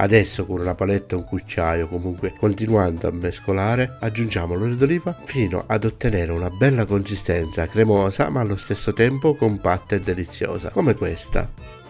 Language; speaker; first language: Italian; native; Italian